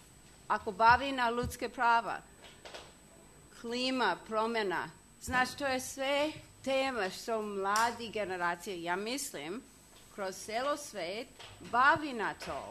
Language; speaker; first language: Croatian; non-native, learner; English